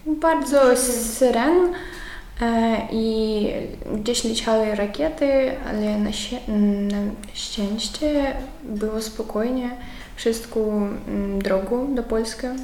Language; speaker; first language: Polish; non-native, learner; Ukrainian